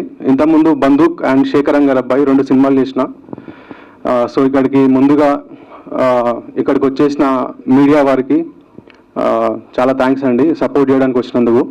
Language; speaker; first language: Telugu; native; Telugu